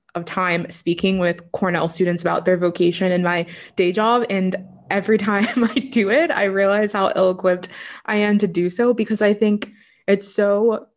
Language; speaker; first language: English; native; English